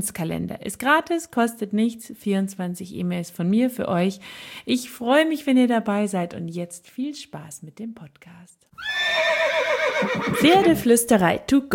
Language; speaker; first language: German; native; German